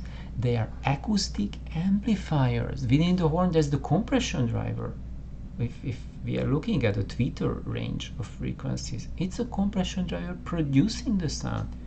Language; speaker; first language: English; non-native, fluent; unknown